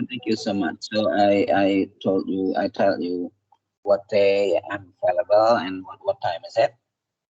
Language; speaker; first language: English; non-native, fluent; Indonesian